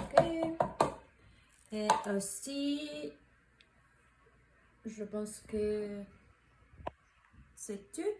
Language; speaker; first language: French; non-native, learner; Spanish